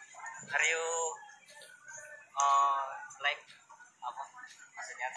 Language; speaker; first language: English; non-native, learner; Indonesian